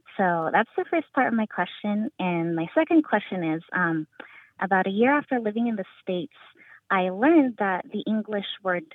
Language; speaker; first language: English; early bilingual, other home language; Filipino